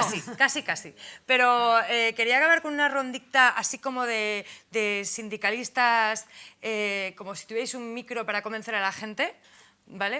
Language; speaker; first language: Spanish; native; Spanish